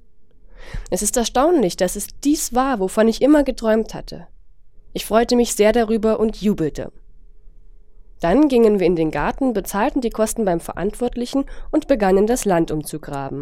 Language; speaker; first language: German; non-native, fluent; Chinese